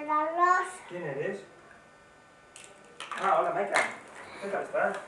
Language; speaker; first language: Spanish; native; Spanish